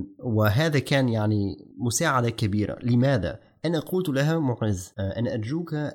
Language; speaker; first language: Arabic; non-native, fluent; German